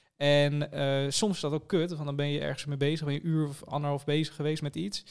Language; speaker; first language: Dutch; native; Dutch